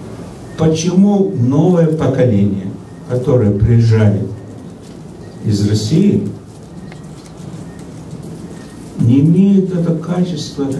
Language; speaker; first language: Russian; early bilingual, heritage; Russian